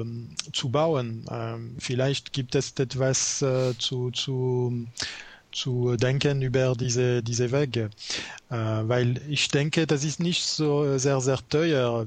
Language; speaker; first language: German; non-native, learner; French